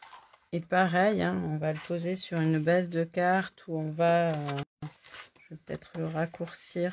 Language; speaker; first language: French; native; French